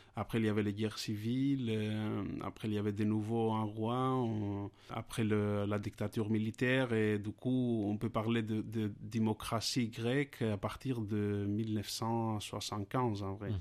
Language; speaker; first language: French; non-native, fluent; Greek